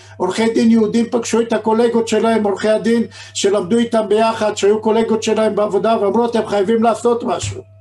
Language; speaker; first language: Hebrew; native; Hebrew